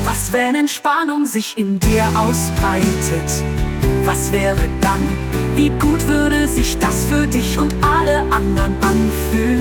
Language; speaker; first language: German; native; German